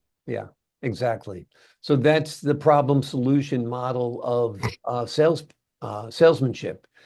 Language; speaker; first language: English; native; English